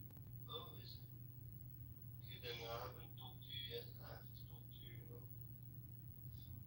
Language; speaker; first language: English; native; English